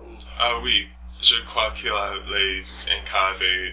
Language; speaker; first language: French; non-native, learner; English